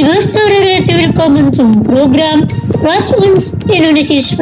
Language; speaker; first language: German; non-native, learner; Indonesian